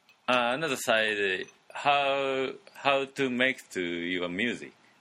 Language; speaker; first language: English; non-native, learner; Japanese